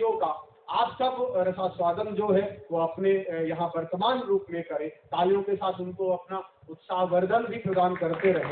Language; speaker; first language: Hindi; native; Hindi